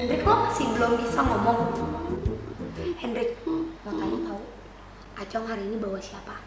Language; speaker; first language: Indonesian; native; Indonesian